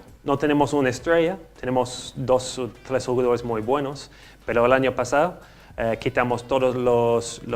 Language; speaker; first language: Spanish; non-native, learner; English